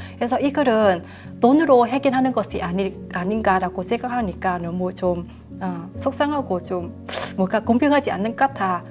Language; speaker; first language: Korean; non-native, fluent; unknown